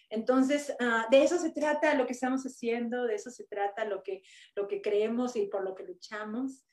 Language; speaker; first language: Spanish; native; Spanish